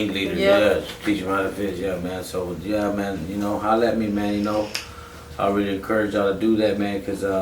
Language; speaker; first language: English; native; English